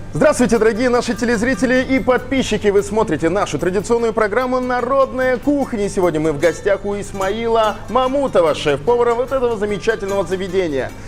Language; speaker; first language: Russian; native; Russian